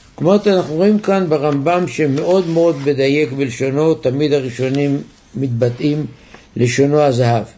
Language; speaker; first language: Hebrew; native; Hebrew